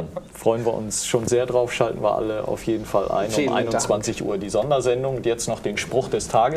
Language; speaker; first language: German; native; German